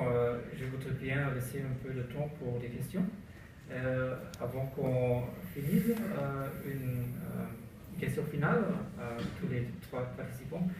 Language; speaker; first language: French; non-native, learner; German